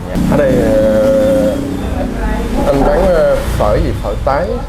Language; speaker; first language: Vietnamese; early bilingual, heritage; Vietnamese